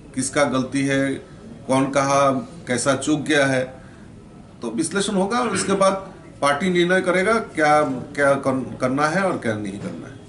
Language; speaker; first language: Hindi; non-native, local second language; Bangla